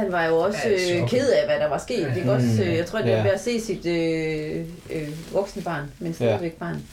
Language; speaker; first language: Danish; native; Danish